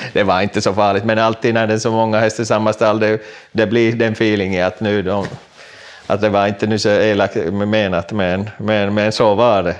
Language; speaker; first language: Swedish; non-native, local second language; Finnish